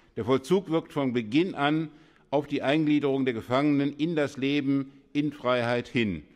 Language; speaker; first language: German; native; German